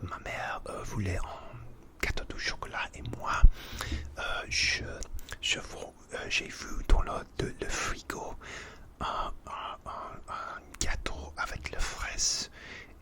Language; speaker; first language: French; non-native, learner; English